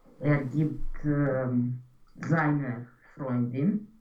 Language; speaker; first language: German; non-native, learner; Romanian